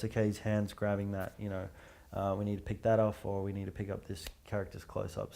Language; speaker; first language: English; native; English